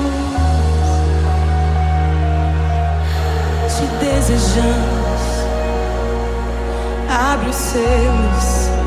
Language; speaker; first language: Portuguese; native; Portuguese